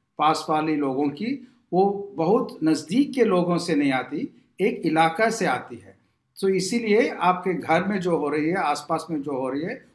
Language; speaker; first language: Hindi; non-native, local second language; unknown